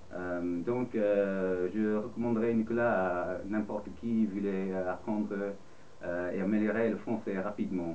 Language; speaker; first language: French; non-native, fluent; English